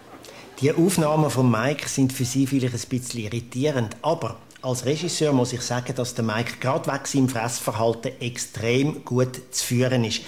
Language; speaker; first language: German; native; German